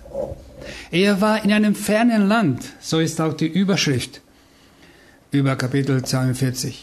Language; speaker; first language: German; non-native, fluent; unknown